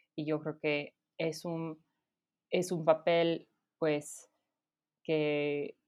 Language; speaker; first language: Spanish; non-native, fluent; English